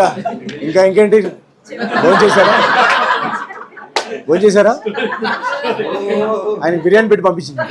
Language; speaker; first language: Telugu; native; Telugu